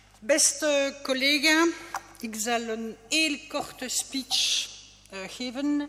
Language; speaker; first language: Dutch; non-native, local second language; French